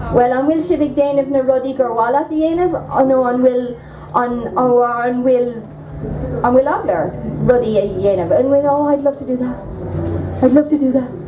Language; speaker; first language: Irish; non-native, local second language; English